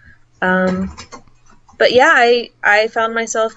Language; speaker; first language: English; native; English